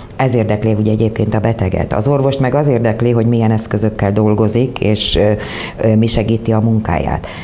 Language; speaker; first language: Hungarian; native; Hungarian